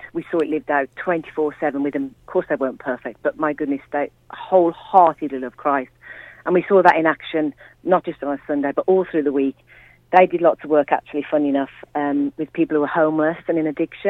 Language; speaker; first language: English; native; English